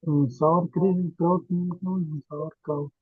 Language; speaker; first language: German; non-native, learner; Urdu